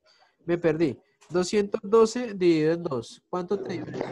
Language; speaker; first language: Spanish; native; Spanish